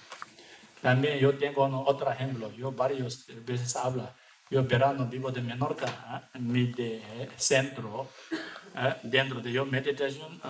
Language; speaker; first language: Spanish; non-native, learner; Tibetan